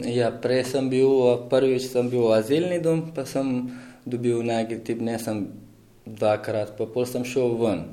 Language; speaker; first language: Slovenian; non-native, learner; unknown